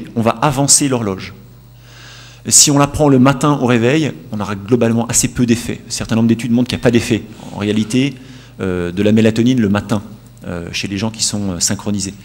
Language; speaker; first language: French; native; French